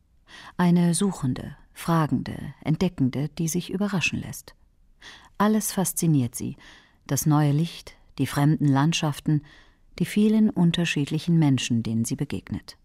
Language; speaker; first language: German; native; German